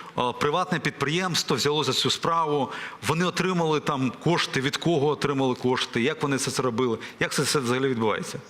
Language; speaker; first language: Ukrainian; native; Ukrainian